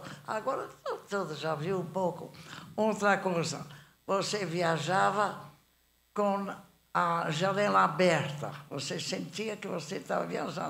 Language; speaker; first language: Portuguese; non-native, fluent; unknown